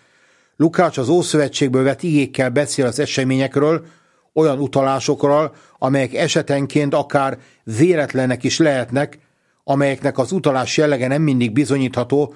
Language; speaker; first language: Hungarian; native; Hungarian